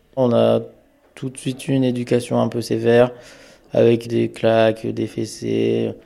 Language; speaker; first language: French; early bilingual, other home language; Amharic